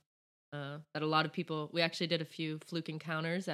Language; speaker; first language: English; native; English